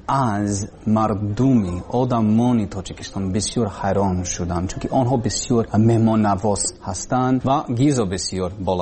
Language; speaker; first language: Persian; non-native, learner; English